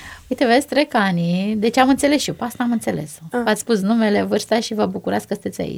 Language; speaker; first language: Romanian; native; Romanian